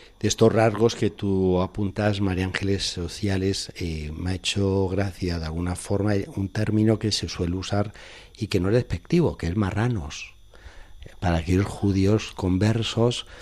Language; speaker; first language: Spanish; native; Spanish